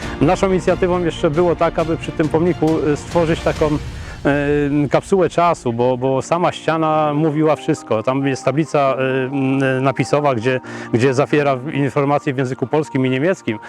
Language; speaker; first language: Polish; native; Polish